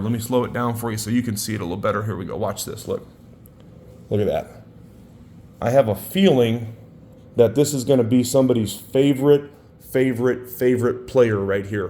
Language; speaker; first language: English; native; English